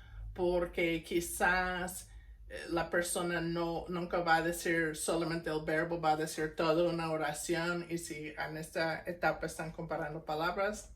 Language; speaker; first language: Spanish; non-native, fluent; English